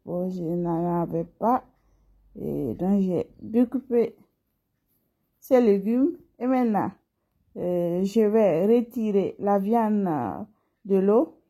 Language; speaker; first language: French; non-native, local second language; Mossi